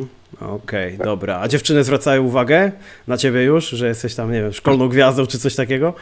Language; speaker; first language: Polish; native; Polish